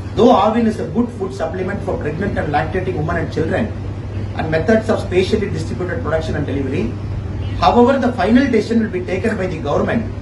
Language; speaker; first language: English; non-native, local second language; Tamil